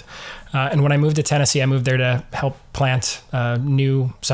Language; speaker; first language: English; native; English